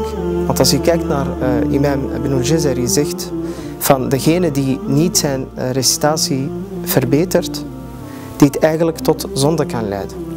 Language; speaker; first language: Dutch; early bilingual, other home language; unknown